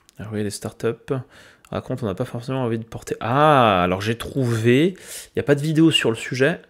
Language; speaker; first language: French; native; French